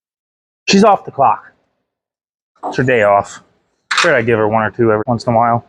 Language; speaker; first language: English; native; English